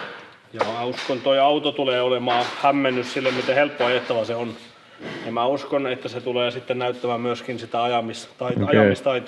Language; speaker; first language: Finnish; native; Finnish